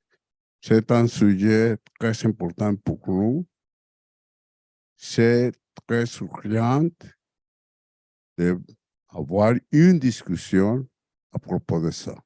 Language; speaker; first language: French; non-native, fluent; Spanish